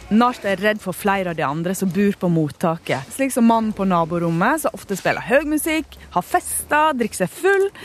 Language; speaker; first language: Norwegian; native; Norwegian